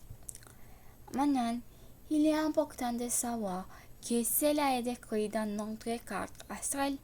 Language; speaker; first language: French; non-native, learner; Spanish